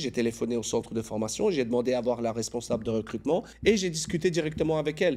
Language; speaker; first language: French; native; French